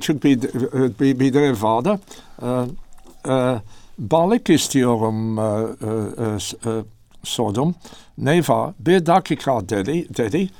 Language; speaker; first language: Turkish; non-native, learner; English